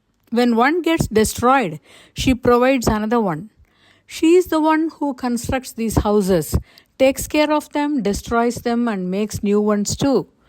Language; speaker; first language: English; non-native, local second language; Tamil